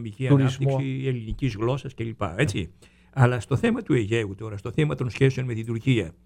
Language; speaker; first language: Greek; native; Greek